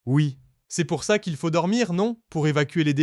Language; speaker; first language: French; native; French